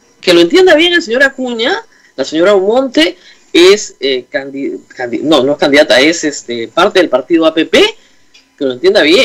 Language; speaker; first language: Spanish; native; Spanish